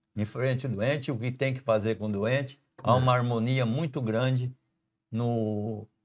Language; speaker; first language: Portuguese; native; Portuguese